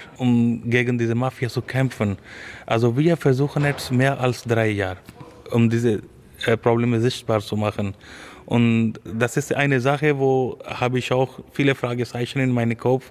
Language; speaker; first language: German; non-native, learner; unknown